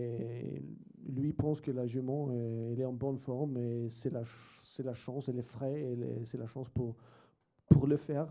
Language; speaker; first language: French; non-native, fluent; Swedish